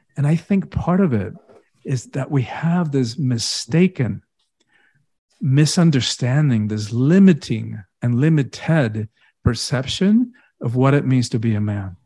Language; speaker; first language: English; early bilingual, other home language; Spanish